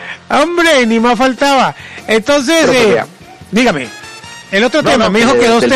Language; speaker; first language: Spanish; native; Spanish